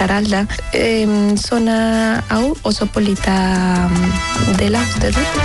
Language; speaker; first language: Basque; non-native, learner; Spanish